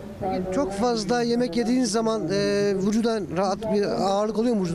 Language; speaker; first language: Turkish; native; Turkish